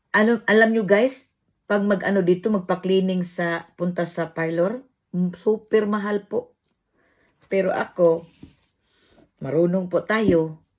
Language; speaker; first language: Filipino; non-native, local second language; Cebuano